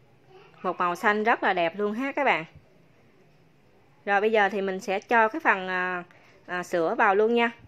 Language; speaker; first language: Vietnamese; native; Vietnamese